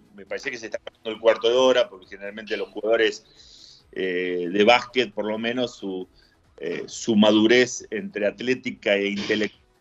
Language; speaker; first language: Spanish; native; Spanish